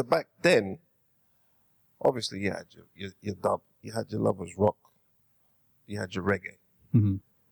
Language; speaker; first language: English; native; English